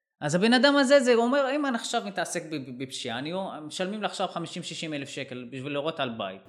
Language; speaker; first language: Hebrew; non-native, local second language; Arabic